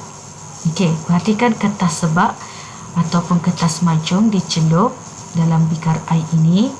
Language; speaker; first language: Malay; native; Malay